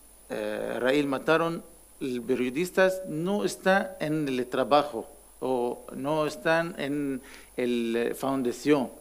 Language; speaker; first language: Spanish; non-native, learner; Arabic